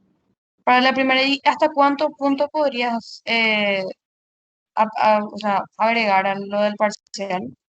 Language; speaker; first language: Spanish; native; Spanish